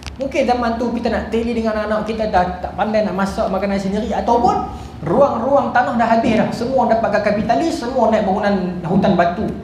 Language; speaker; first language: Malay; native; Malay